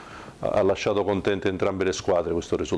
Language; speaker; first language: Italian; native; Italian